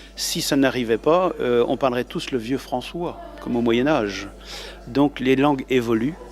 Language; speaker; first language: French; native; French